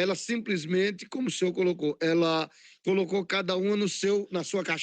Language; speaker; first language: Portuguese; native; Portuguese